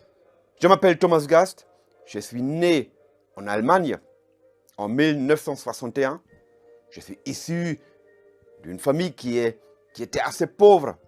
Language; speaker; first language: French; non-native, fluent; German